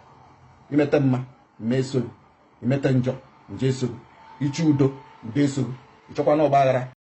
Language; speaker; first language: Igbo; native; Igbo